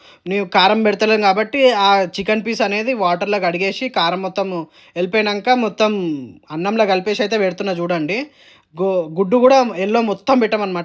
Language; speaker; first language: Telugu; native; Telugu